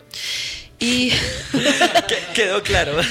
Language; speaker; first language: Spanish; native; Spanish